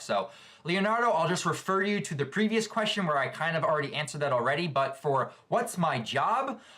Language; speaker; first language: English; native; English